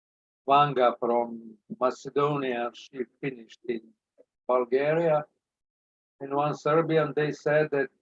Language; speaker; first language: English; non-native, learner; Serbian